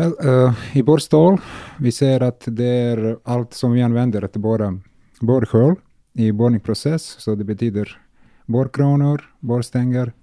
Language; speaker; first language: Swedish; non-native, learner; Serbian